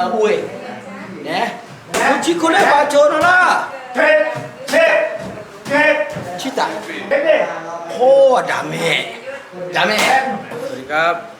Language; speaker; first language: Japanese; non-native, learner; Thai